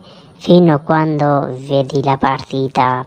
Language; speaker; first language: Italian; non-native, learner; Urdu